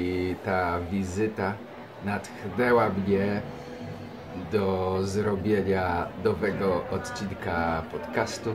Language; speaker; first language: Polish; native; Polish